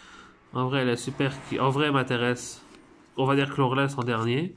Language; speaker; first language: French; native; French